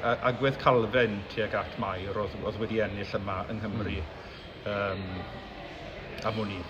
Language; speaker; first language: Welsh; native; Welsh